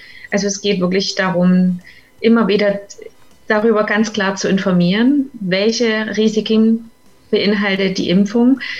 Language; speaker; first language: German; native; German